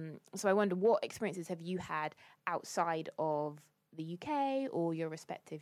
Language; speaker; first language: English; native; English